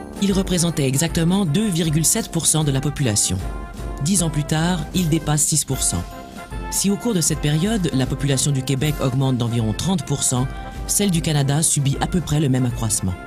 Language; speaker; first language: French; native; French